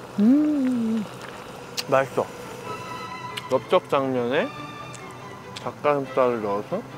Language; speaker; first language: Korean; native; Korean